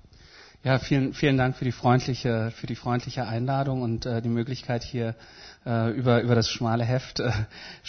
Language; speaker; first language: German; native; German